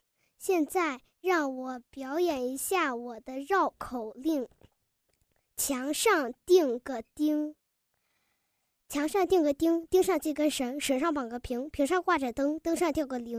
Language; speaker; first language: Chinese; early bilingual, heritage; Chinese